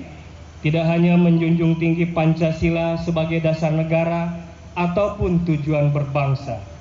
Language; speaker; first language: Indonesian; native; Indonesian